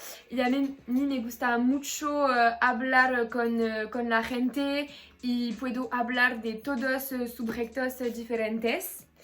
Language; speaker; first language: Spanish; non-native, learner; French